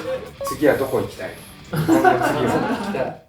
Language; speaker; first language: Japanese; native; Japanese